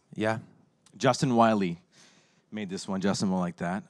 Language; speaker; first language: English; native; English